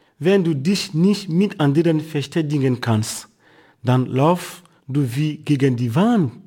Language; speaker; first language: German; non-native, fluent; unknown